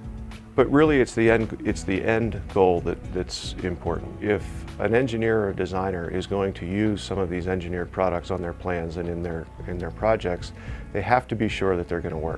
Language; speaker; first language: English; native; English